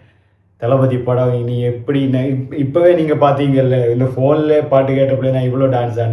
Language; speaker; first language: Tamil; non-native, local second language; Malayalam